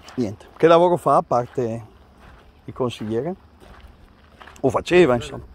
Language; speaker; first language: Italian; native; Italian